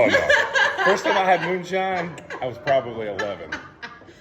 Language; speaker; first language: English; native; English